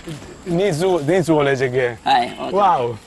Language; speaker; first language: Chinese; non-native, learner; Italian